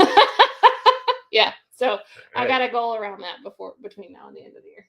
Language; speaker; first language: English; native; English